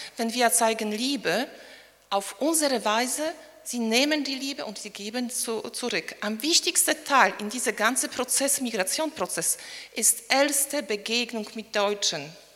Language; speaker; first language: German; non-native, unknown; Polish